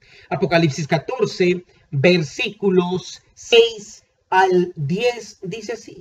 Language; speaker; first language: Spanish; native; Spanish